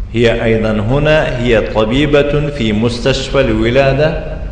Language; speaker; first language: Arabic; non-native, fluent; Persian